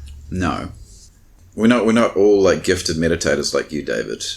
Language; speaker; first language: English; native; English